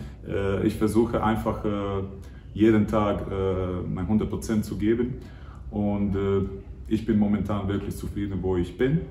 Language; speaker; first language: German; non-native, fluent; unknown